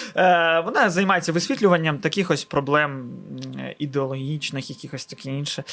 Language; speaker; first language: Ukrainian; non-native, local second language; Russian